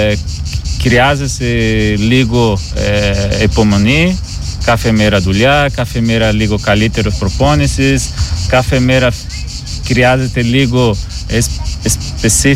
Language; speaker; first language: Greek; non-native, learner; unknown